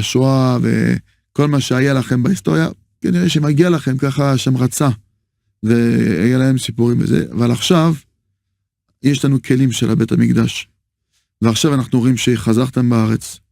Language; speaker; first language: Hebrew; non-native, fluent; French